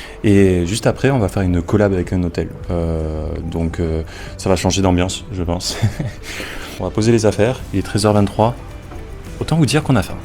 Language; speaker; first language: French; native; French